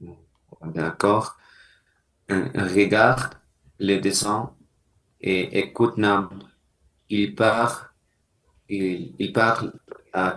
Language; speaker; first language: French; non-native, learner; Spanish